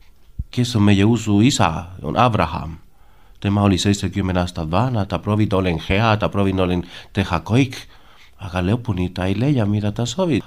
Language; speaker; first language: Estonian; non-native, learner; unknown